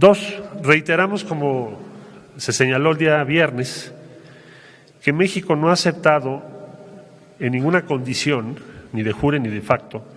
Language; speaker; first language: Spanish; native; Spanish